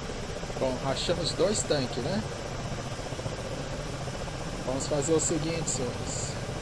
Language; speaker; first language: Portuguese; native; Portuguese